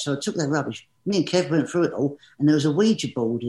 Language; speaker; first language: English; native; English